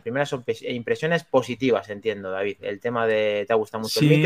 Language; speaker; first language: Spanish; native; Spanish